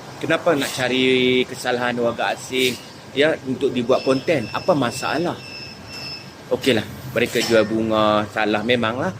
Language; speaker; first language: Malay; native; Malay